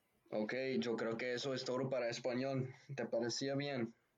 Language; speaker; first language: Spanish; non-native, learner; English